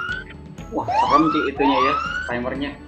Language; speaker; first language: Indonesian; native; Indonesian